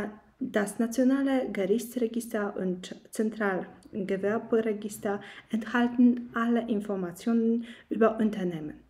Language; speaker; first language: German; non-native, fluent; Polish